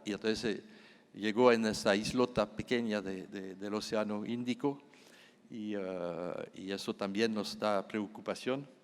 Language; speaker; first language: Spanish; non-native, fluent; French